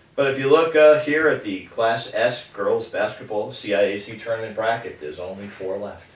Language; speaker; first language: English; native; English